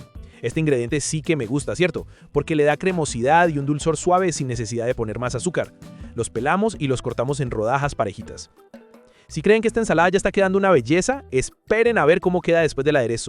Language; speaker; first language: Spanish; native; Spanish